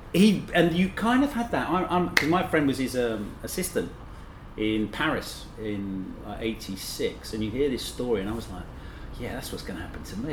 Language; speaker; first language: English; native; English